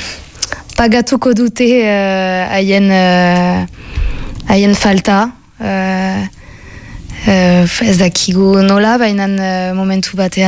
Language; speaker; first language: Basque; non-native, local second language; French